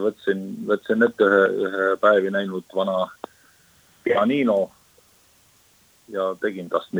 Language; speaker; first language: Estonian; native; Estonian